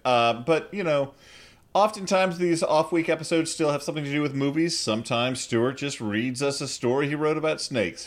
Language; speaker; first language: English; native; English